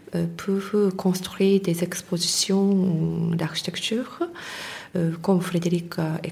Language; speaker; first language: French; non-native, fluent; Japanese